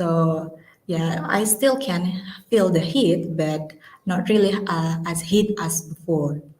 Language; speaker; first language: English; non-native, learner; Indonesian